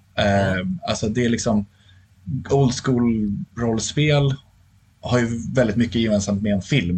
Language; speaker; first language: Swedish; native; Swedish